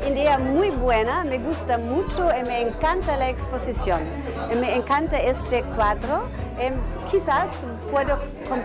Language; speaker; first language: Spanish; non-native, learner; French